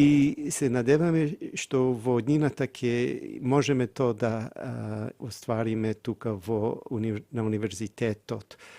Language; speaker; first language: Macedonian; non-native, fluent; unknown